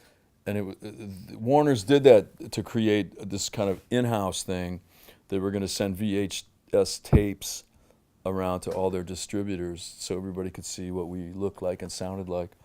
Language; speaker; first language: English; native; English